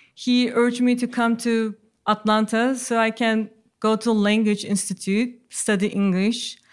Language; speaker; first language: English; non-native, fluent; Turkish